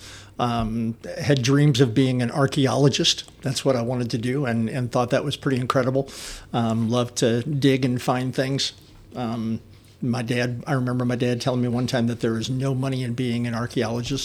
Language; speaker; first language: English; native; English